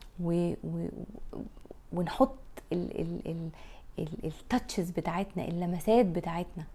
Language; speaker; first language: Arabic; native; Arabic